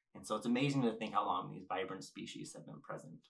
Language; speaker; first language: English; native; English